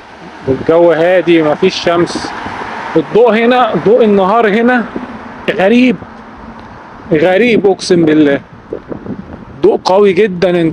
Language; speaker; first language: Arabic; native; Arabic